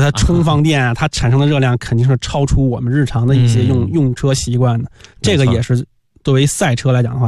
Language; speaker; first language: Chinese; native; Chinese